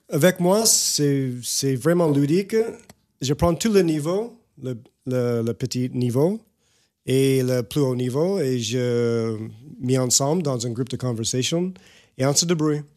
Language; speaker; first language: French; non-native, fluent; English